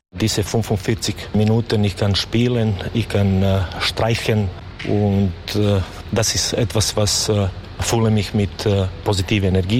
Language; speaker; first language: German; non-native, learner; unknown